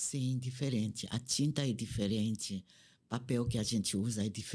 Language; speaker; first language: Portuguese; non-native, fluent; Korean